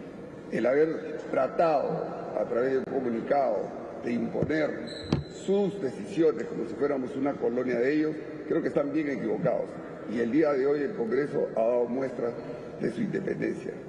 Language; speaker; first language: Spanish; native; Spanish